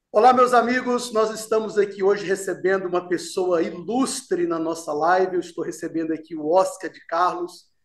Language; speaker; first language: Portuguese; native; Portuguese